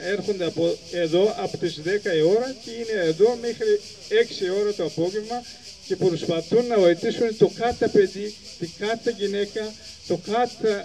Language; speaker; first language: Greek; non-native, fluent; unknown